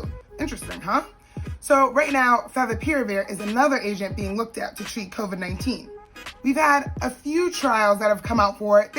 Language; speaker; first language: English; native; English